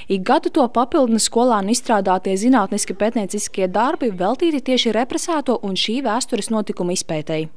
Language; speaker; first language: Latvian; native; Latvian